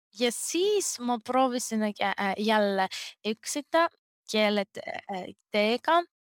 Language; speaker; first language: Estonian; non-native, learner; Greek